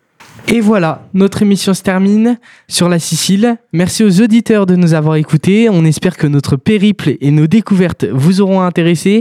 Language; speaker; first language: French; native; French